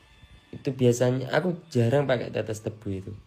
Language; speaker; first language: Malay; non-native, local second language; Javanese